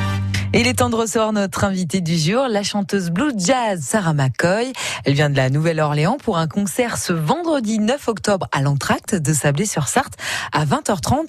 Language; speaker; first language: French; native; French